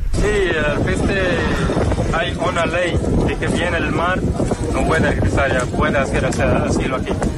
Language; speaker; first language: Spanish; non-native, learner; Arabic